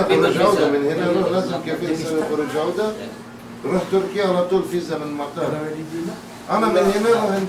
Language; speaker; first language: Arabic; non-native, learner; Turkish